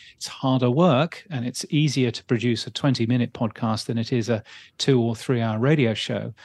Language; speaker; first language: English; native; English